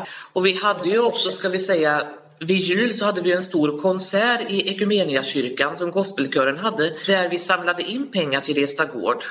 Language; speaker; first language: Swedish; native; Swedish